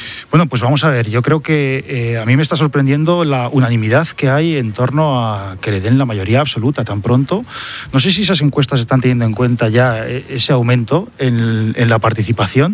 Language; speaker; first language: Spanish; native; Spanish